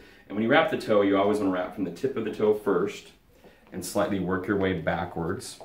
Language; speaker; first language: English; native; English